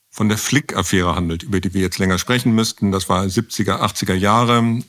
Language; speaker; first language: German; native; German